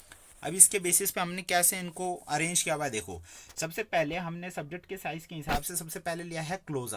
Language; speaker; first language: Hindi; native; Hindi